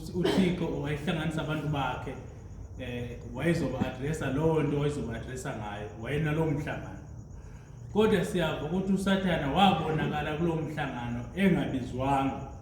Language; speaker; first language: Zulu; non-native, local second language; Xhosa